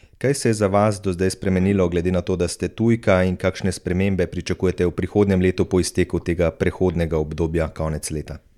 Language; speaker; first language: Slovenian; native; Slovenian